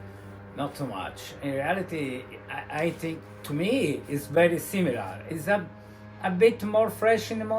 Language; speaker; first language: English; non-native, learner; Italian